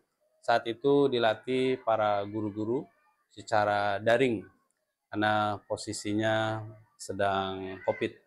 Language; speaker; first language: Indonesian; native; Indonesian